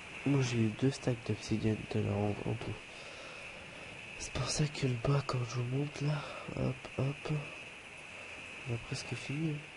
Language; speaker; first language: French; native; French